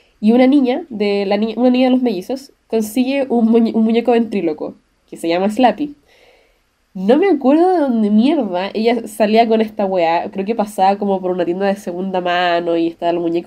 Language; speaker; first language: Spanish; native; Spanish